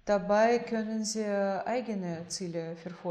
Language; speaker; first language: German; non-native, fluent; Russian